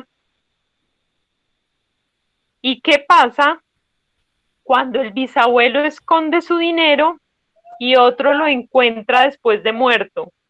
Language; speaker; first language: Spanish; native; Spanish